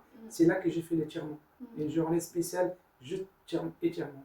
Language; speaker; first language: French; non-native, learner; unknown